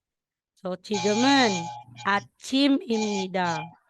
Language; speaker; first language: Korean; non-native, fluent; Filipino